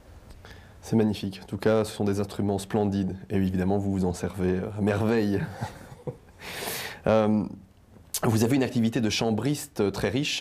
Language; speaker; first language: French; native; French